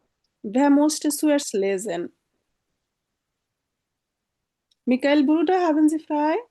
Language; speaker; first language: German; non-native, fluent; Bangla